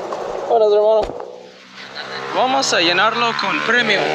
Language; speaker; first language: Spanish; non-native, fluent; English